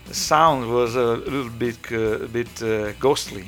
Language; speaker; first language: English; non-native, fluent; Italian